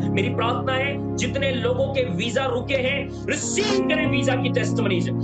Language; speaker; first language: Hindi; native; Hindi